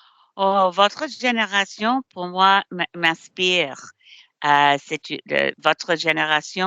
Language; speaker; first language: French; non-native, learner; English